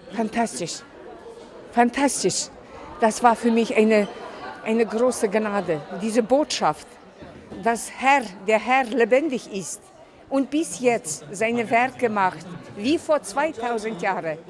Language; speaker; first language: German; non-native, fluent; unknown